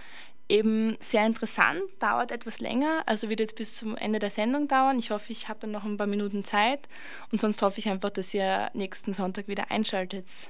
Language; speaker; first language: German; native; German